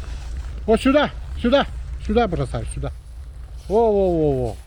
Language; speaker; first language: Russian; non-native, local second language; Yakut